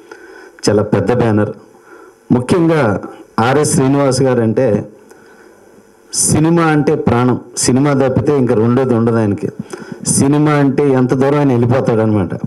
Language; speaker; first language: Telugu; native; Telugu